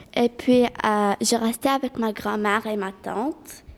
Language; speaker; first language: French; early bilingual, other home language; Arabic